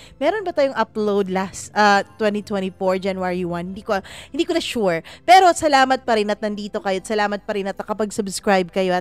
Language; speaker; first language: Filipino; non-native, local second language; Cebuano